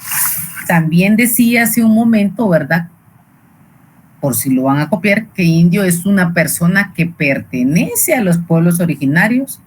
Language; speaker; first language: Spanish; native; Spanish